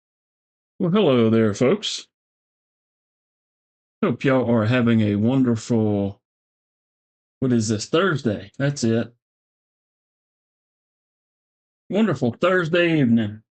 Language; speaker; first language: English; native; English